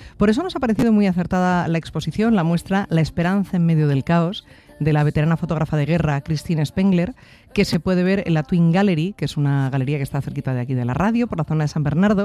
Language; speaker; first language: Spanish; native; Spanish